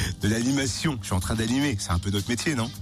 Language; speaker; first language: French; native; French